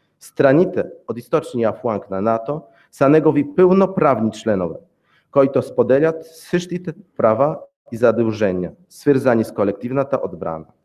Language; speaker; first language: Bulgarian; non-native, fluent; Polish